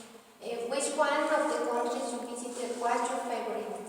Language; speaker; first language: English; non-native, learner; Spanish